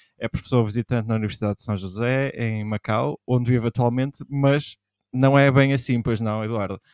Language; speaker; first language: Portuguese; native; Portuguese